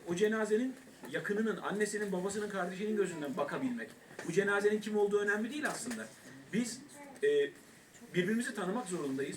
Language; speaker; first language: Turkish; native; Turkish